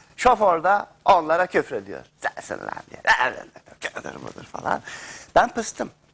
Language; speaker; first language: Turkish; native; Turkish